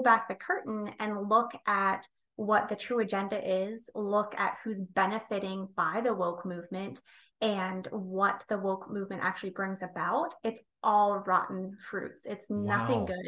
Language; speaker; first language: English; native; English